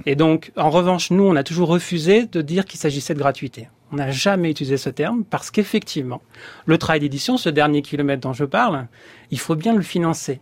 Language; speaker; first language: French; native; French